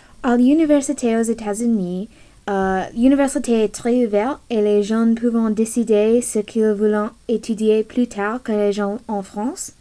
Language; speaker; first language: French; non-native, learner; English